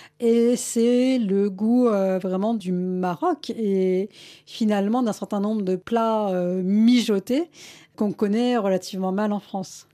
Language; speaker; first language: French; early bilingual, other home language; Malayalam